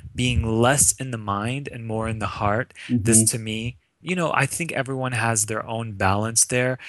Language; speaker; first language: English; early bilingual, other home language; Arabic